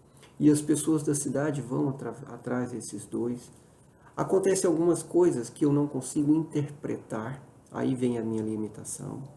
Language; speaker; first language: Portuguese; native; Portuguese